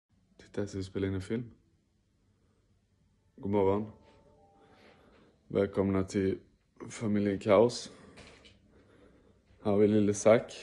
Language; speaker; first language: Swedish; native; Swedish